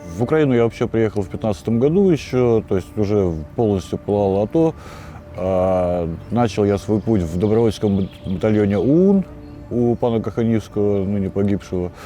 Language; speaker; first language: Russian; native; Russian